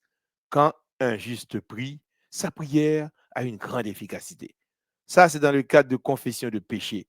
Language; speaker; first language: French; non-native, local second language; Haitian Creole